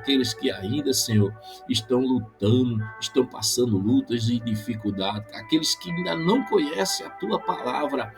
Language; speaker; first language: Portuguese; native; Portuguese